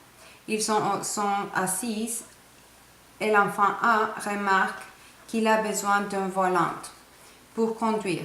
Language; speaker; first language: French; non-native, fluent; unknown